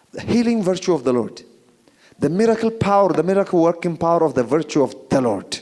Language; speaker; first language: English; non-native, local second language; Amharic